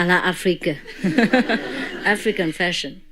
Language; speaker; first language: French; non-native, learner; Vietnamese